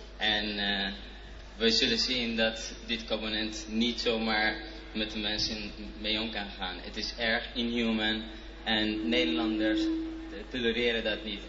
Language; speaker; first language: Dutch; non-native, fluent; Persian